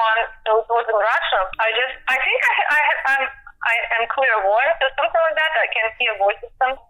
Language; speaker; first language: English; non-native, fluent; Russian